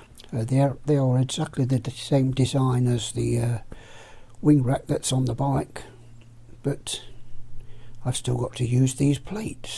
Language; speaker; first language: English; native; English